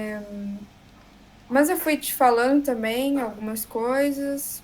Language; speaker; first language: Portuguese; native; Portuguese